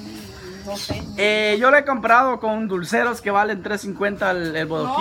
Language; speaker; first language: Spanish; native; Spanish